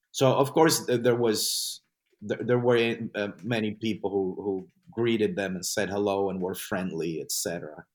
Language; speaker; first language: English; non-native, fluent; Spanish